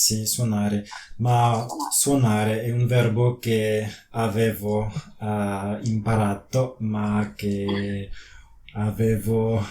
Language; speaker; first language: Italian; non-native, learner; French